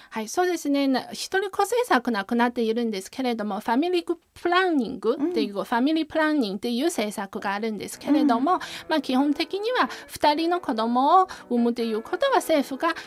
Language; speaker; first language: Japanese; non-native, fluent; Chinese